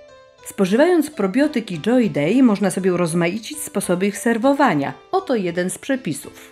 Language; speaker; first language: Polish; native; Polish